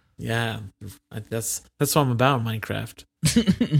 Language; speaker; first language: English; native; English